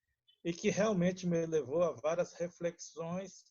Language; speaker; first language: Portuguese; non-native, local second language; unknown